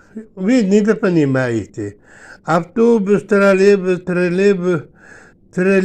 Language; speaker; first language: Russian; non-native, learner; Uzbek